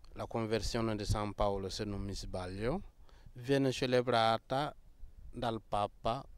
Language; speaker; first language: Italian; non-native, fluent; Mossi